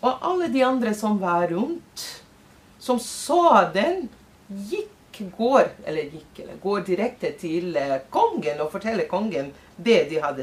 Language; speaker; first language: Norwegian; non-native, fluent; Portuguese